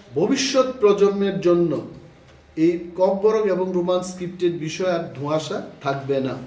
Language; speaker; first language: Bangla; non-native, local second language; Kok Borok